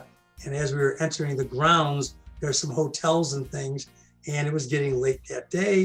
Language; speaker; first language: English; native; English